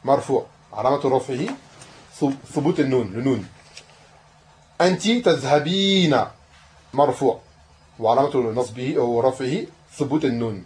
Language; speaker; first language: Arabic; non-native, fluent; French